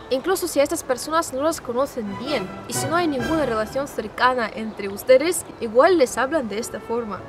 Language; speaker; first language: Spanish; non-native, fluent; Russian